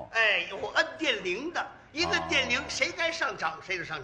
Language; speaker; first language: Chinese; native; Chinese